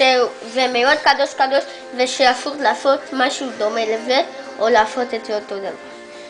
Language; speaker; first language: Hebrew; early bilingual, other home language; Spanish